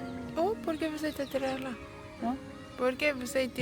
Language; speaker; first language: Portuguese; non-native, learner; English